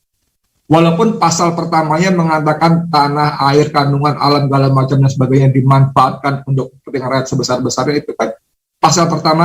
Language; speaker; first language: Indonesian; native; Indonesian